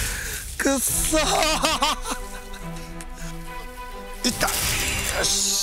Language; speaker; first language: Japanese; native; Japanese